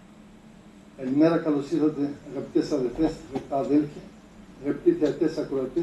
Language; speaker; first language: Greek; native; Greek